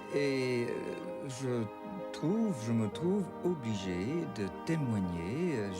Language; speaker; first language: French; non-native, fluent; English